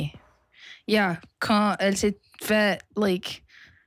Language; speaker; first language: French; non-native, local second language; English